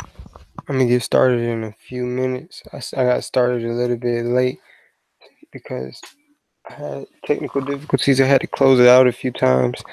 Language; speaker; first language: English; native; English